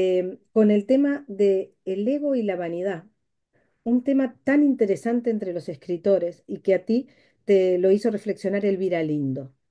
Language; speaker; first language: Spanish; native; Spanish